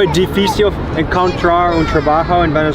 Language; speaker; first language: Spanish; non-native, learner; English